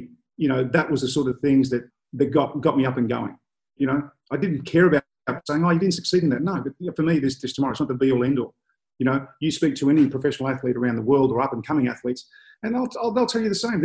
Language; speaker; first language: English; native; English